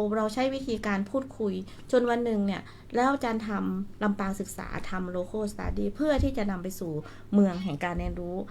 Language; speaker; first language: Thai; native; Thai